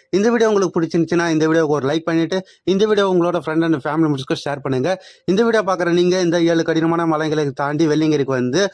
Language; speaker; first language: Tamil; native; Tamil